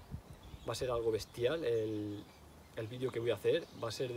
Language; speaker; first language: Spanish; native; Spanish